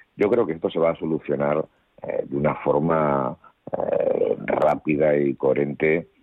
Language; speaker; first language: Spanish; native; Spanish